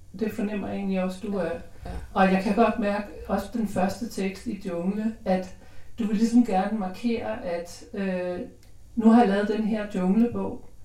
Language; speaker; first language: Danish; native; Danish